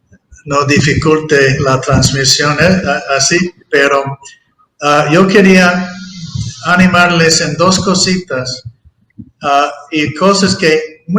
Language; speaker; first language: Spanish; non-native, fluent; English